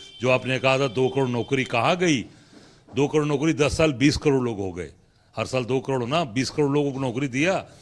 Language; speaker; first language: Hindi; native; Hindi